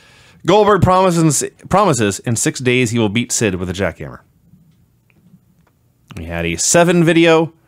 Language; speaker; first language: English; native; English